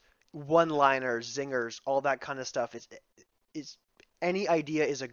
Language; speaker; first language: English; native; English